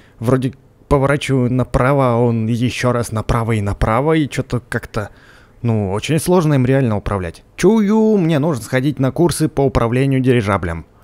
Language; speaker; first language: Russian; native; Russian